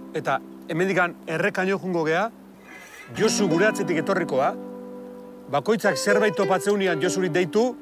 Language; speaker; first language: Basque; native; Basque